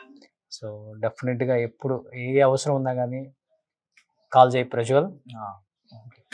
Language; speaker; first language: Telugu; native; Telugu